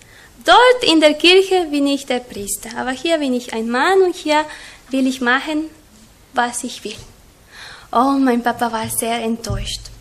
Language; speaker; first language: German; non-native, learner; Spanish